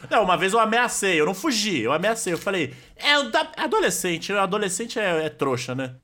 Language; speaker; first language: Portuguese; native; Portuguese